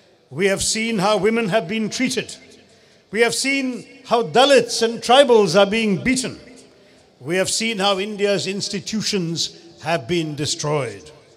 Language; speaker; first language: English; non-native, local second language; Malayalam